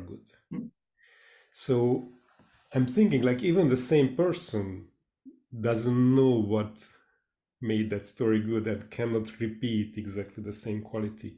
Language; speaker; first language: English; non-native, fluent; Hungarian